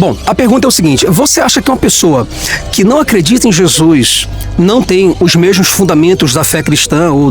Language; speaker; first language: Portuguese; native; Portuguese